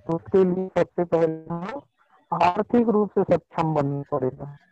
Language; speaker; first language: Hindi; native; Hindi